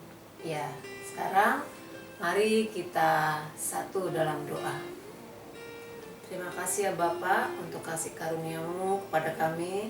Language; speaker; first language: Indonesian; native; Indonesian